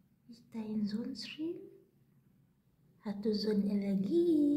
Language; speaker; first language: German; non-native, learner; Thai